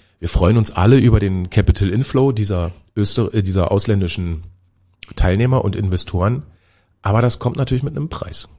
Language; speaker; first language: German; native; German